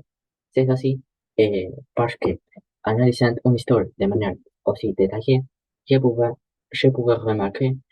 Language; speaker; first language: French; non-native, learner; Spanish